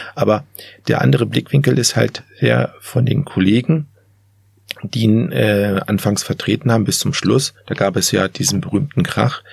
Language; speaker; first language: German; early bilingual, other home language; Turkish